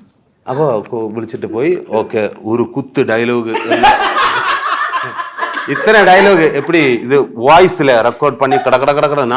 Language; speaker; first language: Tamil; non-native, learner; Malayalam